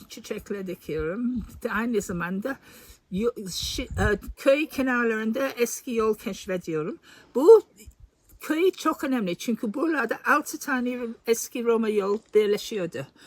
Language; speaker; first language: Turkish; non-native, learner; English